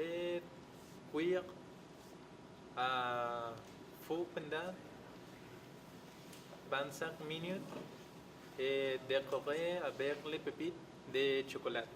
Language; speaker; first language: French; non-native, learner; Spanish